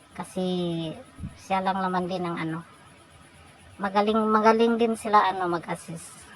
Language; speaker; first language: Filipino; non-native, local second language; Cebuano